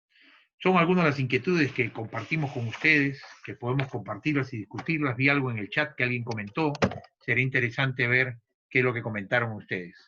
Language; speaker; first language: Spanish; native; Spanish